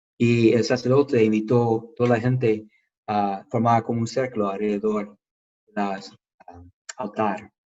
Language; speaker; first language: Spanish; non-native, fluent; English